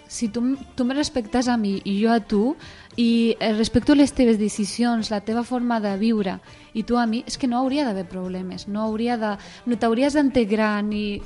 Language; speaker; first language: Catalan; early bilingual, other home language; Arabic